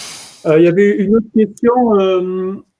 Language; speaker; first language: French; native; French